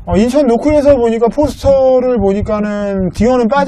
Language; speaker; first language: Korean; native; Korean